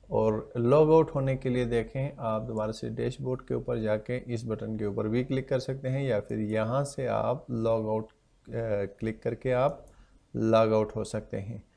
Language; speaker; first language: Urdu; non-native, local second language; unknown